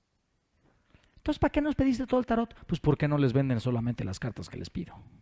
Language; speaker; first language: Spanish; native; Spanish